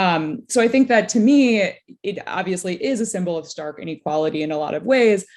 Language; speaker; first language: English; native; English